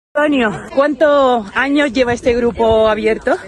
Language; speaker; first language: Spanish; native; Spanish